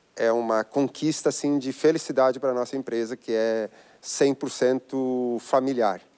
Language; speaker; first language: Portuguese; native; Portuguese